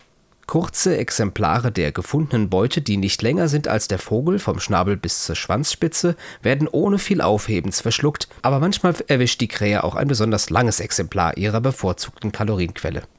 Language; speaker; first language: German; native; German